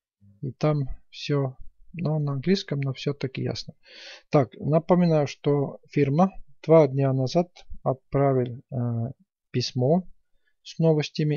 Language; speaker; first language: Russian; non-native, fluent; Estonian